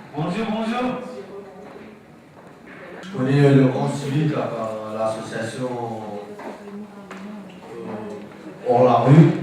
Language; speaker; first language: French; non-native, learner; Romanian